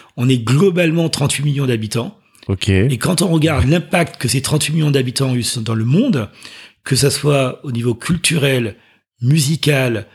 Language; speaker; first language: French; native; French